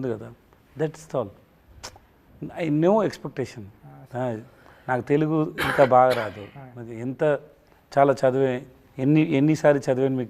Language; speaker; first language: Telugu; non-native, learner; Tamil